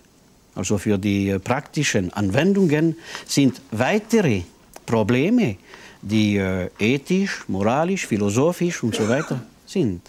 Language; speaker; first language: German; non-native, local second language; French